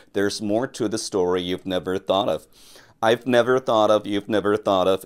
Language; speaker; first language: English; non-native, fluent; Korean